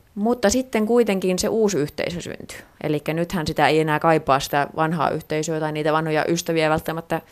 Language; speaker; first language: Finnish; native; Finnish